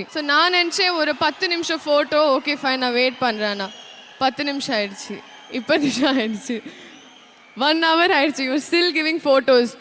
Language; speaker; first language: Tamil; non-native, learner; Telugu